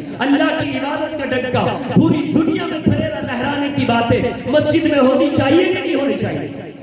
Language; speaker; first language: Urdu; non-native, local second language; Pashto